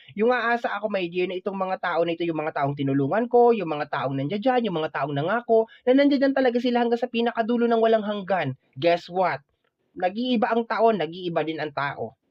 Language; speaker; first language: Filipino; native; Filipino